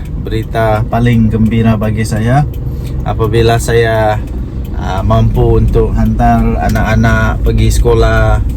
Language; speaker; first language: Malay; native; Malay